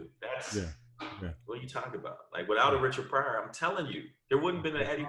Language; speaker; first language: English; native; English